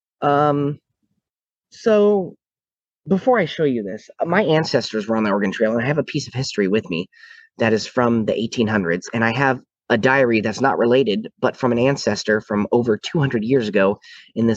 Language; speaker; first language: English; native; English